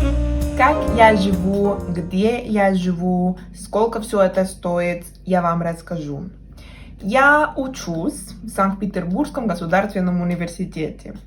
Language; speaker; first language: Russian; non-native, fluent; Spanish